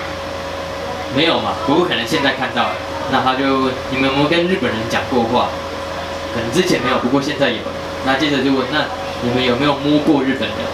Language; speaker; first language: Chinese; native; Chinese